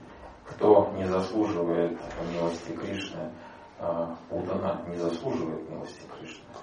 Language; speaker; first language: Russian; native; Russian